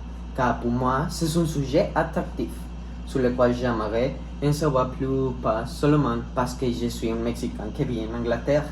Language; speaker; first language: French; non-native, learner; Spanish